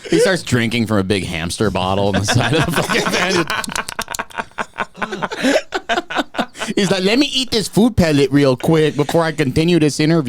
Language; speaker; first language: English; native; English